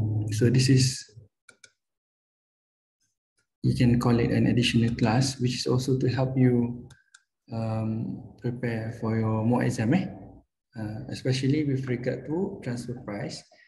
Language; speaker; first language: English; non-native, local second language; Malay